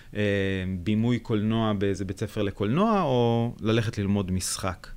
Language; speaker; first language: Hebrew; native; Hebrew